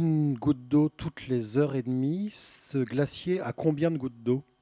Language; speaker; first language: French; native; French